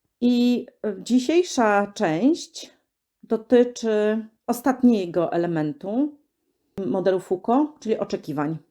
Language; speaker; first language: Polish; native; Polish